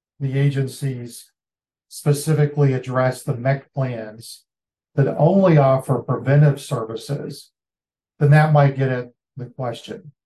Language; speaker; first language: English; native; English